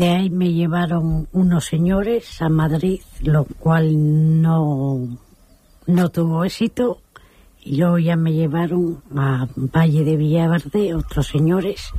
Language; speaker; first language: Spanish; native; Spanish